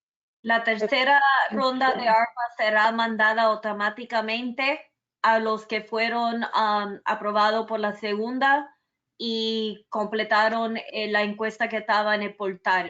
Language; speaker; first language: Spanish; early bilingual, other home language; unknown